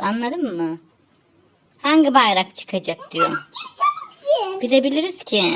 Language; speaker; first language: Turkish; native; Turkish